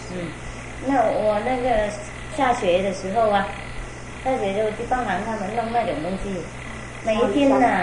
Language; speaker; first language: Chinese; non-native, fluent; Vietnamese